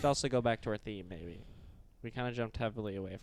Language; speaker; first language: English; native; English